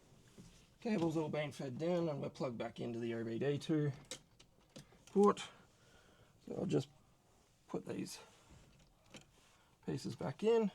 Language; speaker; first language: English; native; English